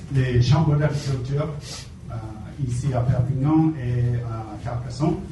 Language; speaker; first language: French; non-native, fluent; English